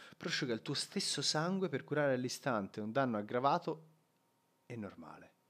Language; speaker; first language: Italian; native; Italian